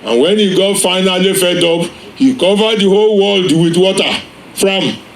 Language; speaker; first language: English; non-native, local second language; Yoruba